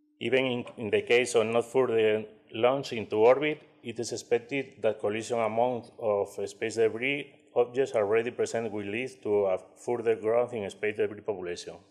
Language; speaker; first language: English; non-native, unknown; Spanish